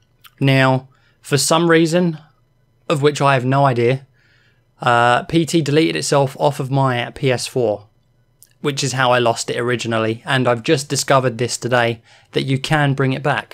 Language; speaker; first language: English; native; English